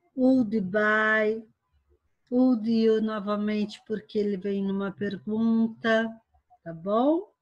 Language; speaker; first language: English; non-native, fluent; Portuguese